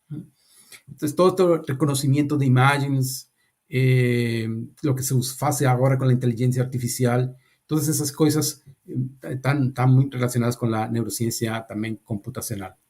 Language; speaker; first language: Portuguese; non-native, learner; Spanish